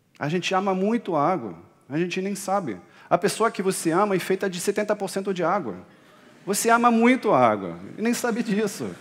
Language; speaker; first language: Portuguese; non-native, fluent; French